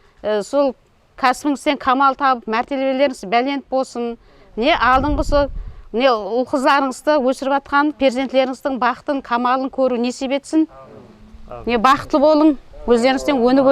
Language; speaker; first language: Kazakh; native; Kazakh